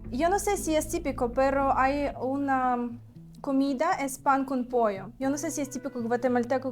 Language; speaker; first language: Spanish; non-native, learner; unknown